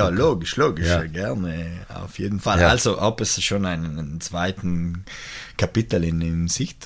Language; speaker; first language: German; non-native, local second language; Italian